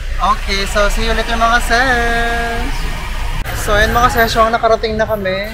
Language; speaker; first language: Filipino; native; Filipino